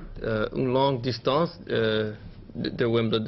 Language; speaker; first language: French; non-native, learner; English